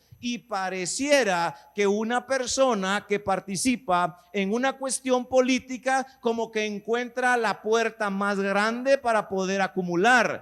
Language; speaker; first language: Spanish; native; Spanish